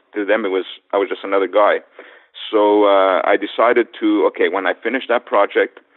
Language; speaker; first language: English; native; English